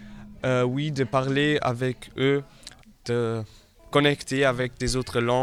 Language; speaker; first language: French; non-native, local second language; Luxembourgish